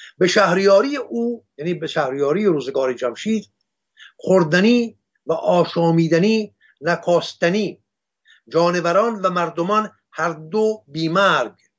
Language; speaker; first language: Persian; non-native, local second language; Assyrian Neo-Aramaic